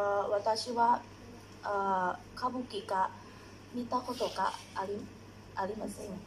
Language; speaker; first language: Japanese; non-native, learner; Thai